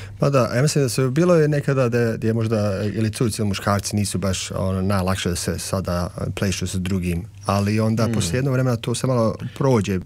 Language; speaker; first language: Serbian; early bilingual, heritage; Serbian